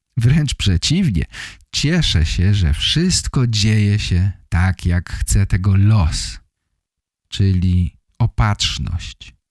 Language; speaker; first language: Polish; native; Polish